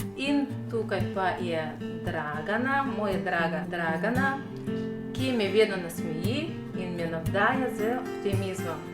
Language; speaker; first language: Slovenian; non-native, fluent; Russian